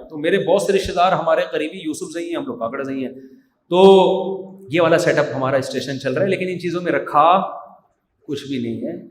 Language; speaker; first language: Urdu; native; Urdu